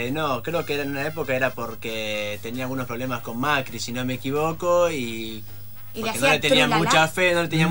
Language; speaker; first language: Spanish; native; Spanish